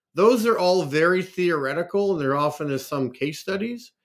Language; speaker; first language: English; native; English